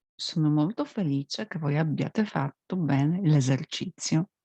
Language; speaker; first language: Italian; non-native, fluent; Polish